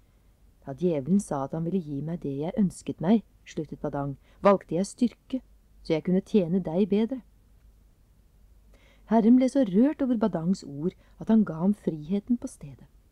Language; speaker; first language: Norwegian; native; Norwegian